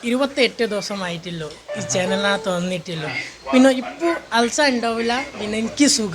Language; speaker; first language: Malayalam; non-native, local second language; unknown